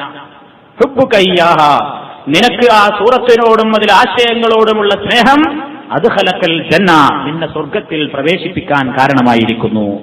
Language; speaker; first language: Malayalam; native; Malayalam